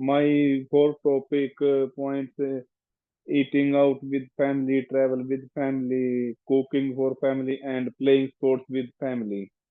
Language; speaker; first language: English; non-native, learner; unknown